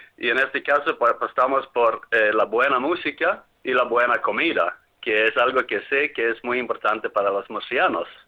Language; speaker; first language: Spanish; non-native, fluent; Swedish